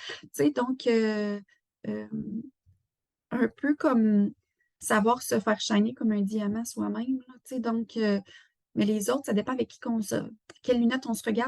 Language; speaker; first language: French; native; French